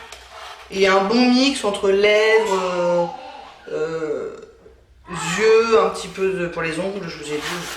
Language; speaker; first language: French; native; French